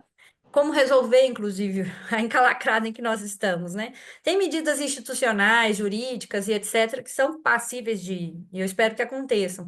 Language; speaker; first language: Portuguese; native; Portuguese